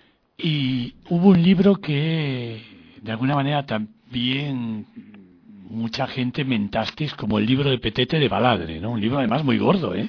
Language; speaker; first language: Spanish; native; Spanish